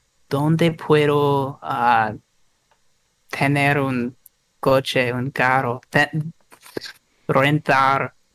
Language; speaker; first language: Spanish; non-native, fluent; English